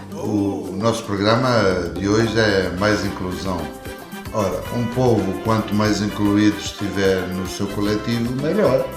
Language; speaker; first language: Portuguese; native; Portuguese